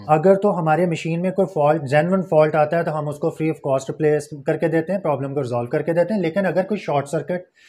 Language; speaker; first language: Urdu; non-native, local second language; Punjabi